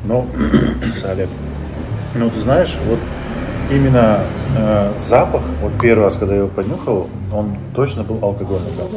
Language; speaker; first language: Russian; native; Russian